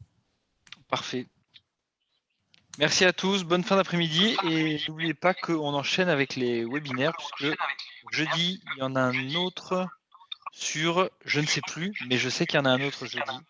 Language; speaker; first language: French; native; French